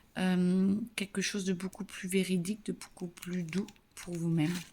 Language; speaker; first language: French; native; French